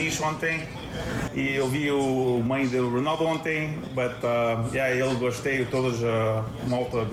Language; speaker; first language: Portuguese; early bilingual, heritage; Portuguese